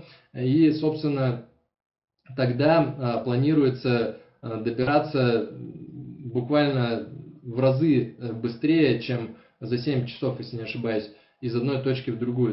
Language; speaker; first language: Russian; native; Russian